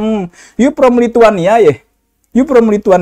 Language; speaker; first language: English; non-native, learner; Indonesian